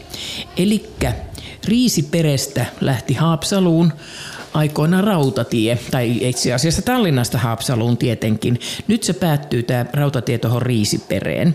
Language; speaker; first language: Finnish; native; Finnish